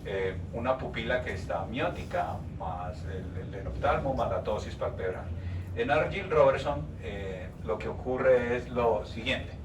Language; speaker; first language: Spanish; native; Spanish